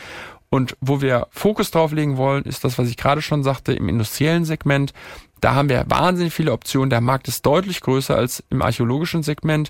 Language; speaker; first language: German; native; German